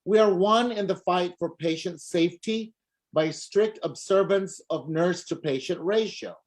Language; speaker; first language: English; non-native, local second language; Filipino